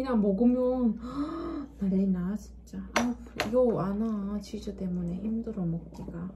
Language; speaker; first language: Korean; non-native, learner; Turkish